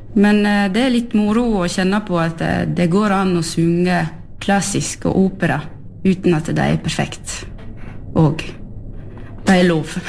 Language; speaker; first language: Norwegian; non-native, fluent; French